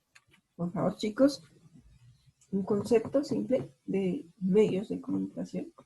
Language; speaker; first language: Spanish; native; Spanish